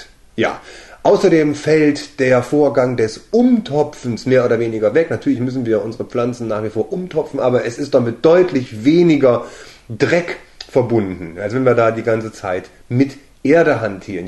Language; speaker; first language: German; native; German